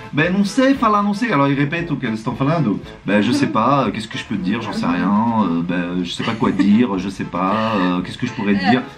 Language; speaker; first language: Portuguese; non-native, fluent; French